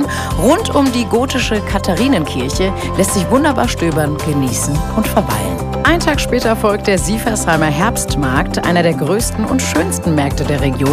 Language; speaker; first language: German; native; German